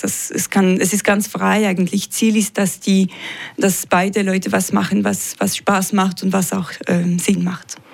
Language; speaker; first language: German; non-native, local second language; French